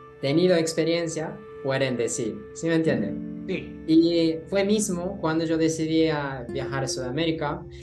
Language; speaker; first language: Spanish; non-native, learner; Japanese